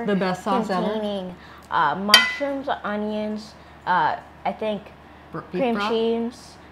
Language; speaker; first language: English; native; English